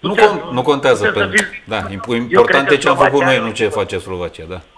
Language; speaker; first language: Romanian; native; Romanian